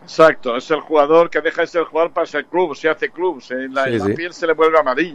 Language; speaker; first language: Spanish; native; Spanish